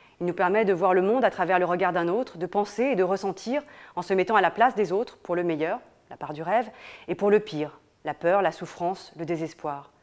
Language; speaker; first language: French; native; French